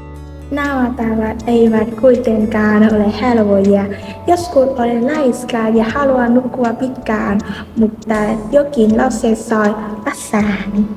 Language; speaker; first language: Finnish; non-native, learner; Vietnamese